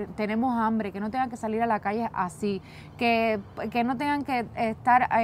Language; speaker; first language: Spanish; native; Spanish